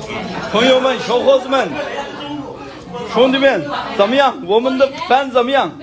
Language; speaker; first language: Chinese; non-native, local second language; Uyghur